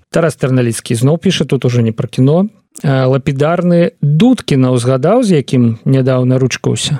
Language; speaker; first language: Belarusian; native; Belarusian